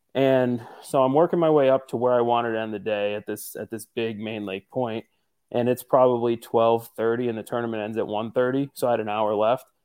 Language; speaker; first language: English; native; English